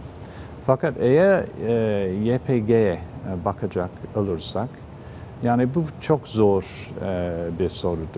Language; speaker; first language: Turkish; non-native, fluent; English